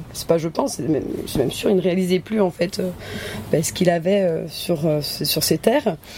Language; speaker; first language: French; native; French